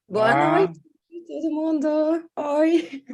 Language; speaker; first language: Portuguese; non-native, learner; Turkish